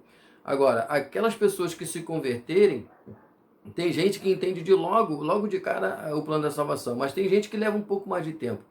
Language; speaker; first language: Portuguese; native; Portuguese